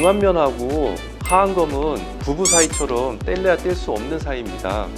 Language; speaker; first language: Korean; native; Korean